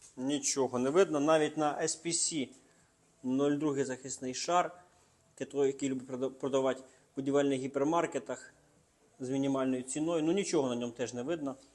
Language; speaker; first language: Ukrainian; non-native, local second language; Russian